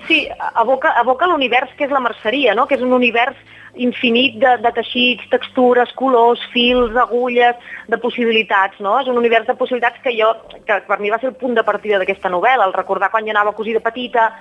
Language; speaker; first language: Catalan; native; Catalan